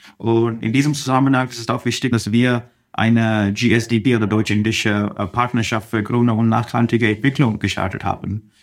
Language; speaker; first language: German; non-native, fluent; Telugu